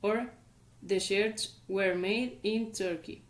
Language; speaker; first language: English; non-native, fluent; Spanish